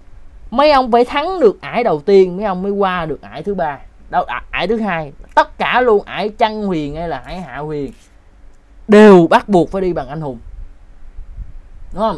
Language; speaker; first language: Vietnamese; native; Vietnamese